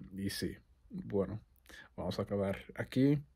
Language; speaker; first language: Spanish; non-native, learner; English